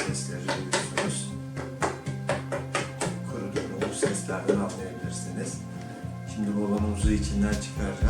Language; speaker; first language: Turkish; native; Turkish